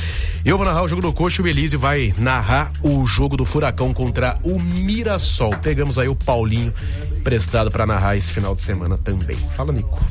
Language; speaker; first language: Portuguese; native; Portuguese